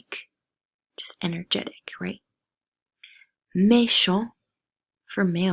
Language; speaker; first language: French; non-native, fluent; English